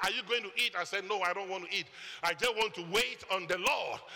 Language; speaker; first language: English; non-native, local second language; Akan